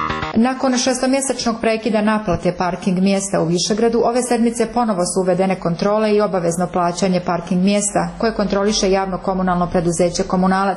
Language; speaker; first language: Croatian; native; Croatian